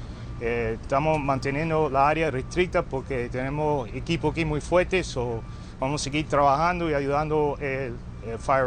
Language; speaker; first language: Spanish; early bilingual, heritage; Spanish